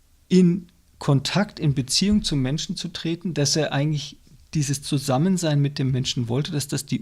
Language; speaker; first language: German; native; German